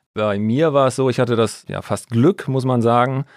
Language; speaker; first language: German; native; German